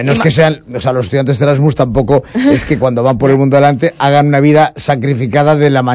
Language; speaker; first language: Spanish; native; Spanish